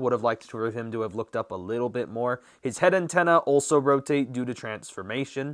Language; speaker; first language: English; native; English